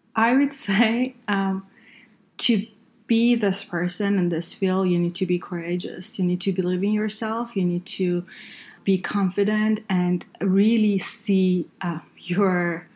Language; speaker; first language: English; non-native, fluent; Persian